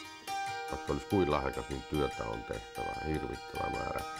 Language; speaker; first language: Finnish; native; Finnish